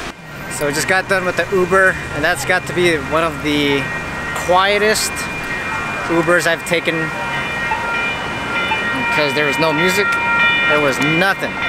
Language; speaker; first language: English; native; English